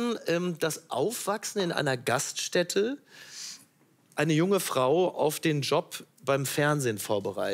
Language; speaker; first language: German; native; German